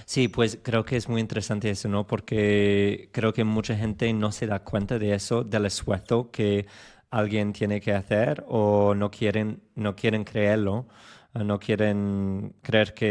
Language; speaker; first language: Spanish; non-native, fluent; English